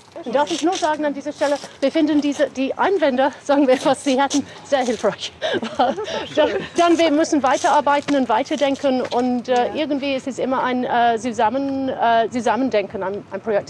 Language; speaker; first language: German; non-native, fluent; English